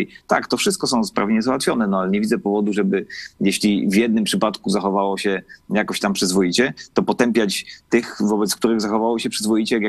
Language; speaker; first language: Polish; native; Polish